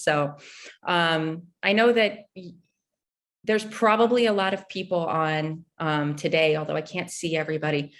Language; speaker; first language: English; native; English